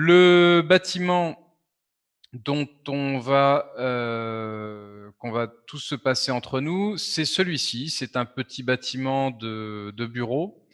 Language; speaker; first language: French; native; French